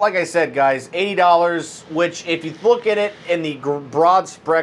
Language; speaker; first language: English; native; English